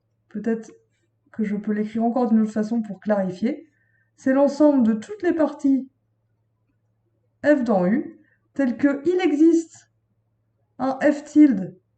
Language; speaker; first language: French; native; French